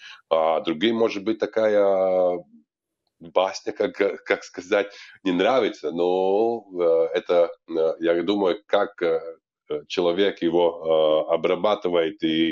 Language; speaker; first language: Russian; non-native, local second language; Latvian